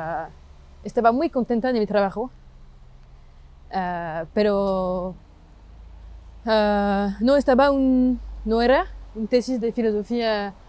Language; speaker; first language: Spanish; non-native, fluent; French